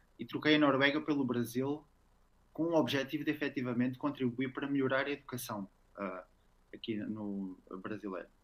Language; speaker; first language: Portuguese; native; Portuguese